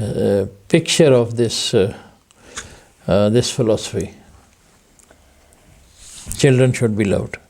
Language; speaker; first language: English; non-native, fluent; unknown